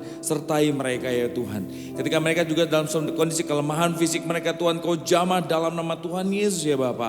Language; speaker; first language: Indonesian; native; Indonesian